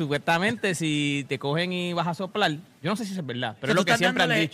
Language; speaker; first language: Spanish; native; Spanish